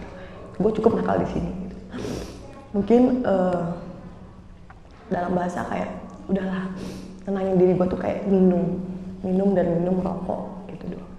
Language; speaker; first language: Indonesian; native; Indonesian